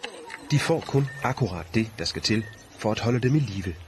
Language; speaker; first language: Danish; native; Danish